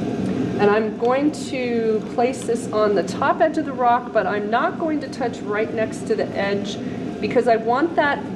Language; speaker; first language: English; native; English